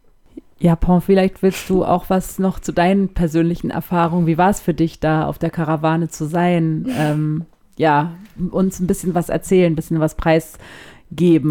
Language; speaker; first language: German; native; German